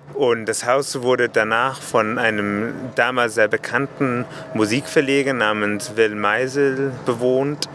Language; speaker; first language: German; non-native, fluent; English